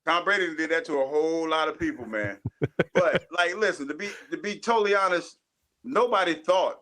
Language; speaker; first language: English; native; English